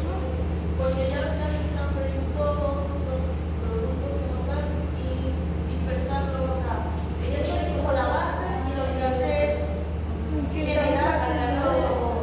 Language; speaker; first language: Spanish; native; Spanish